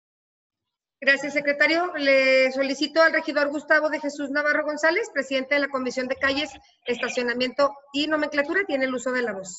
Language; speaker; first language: Spanish; native; Spanish